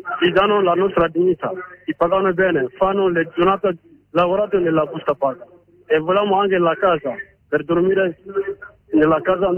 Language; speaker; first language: Italian; non-native, learner; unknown